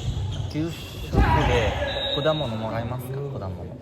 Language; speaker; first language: Japanese; non-native, learner; Indonesian